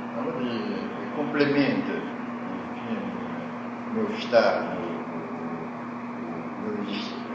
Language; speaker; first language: Portuguese; non-native, local second language; Kabuverdianu